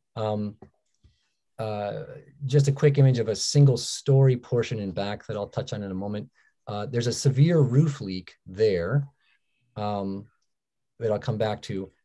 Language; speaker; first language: English; native; English